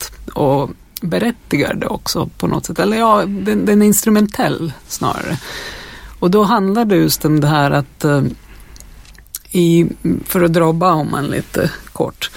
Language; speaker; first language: Swedish; non-native, fluent; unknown